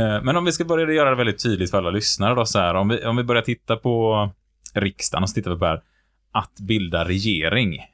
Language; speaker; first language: Swedish; native; Swedish